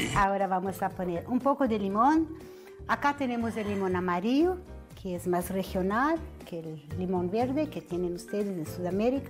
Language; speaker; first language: Spanish; non-native, fluent; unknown